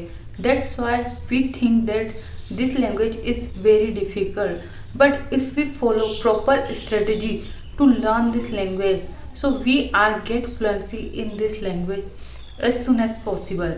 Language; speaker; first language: English; non-native, learner; Hindi